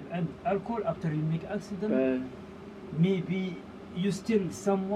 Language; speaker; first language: English; non-native, learner; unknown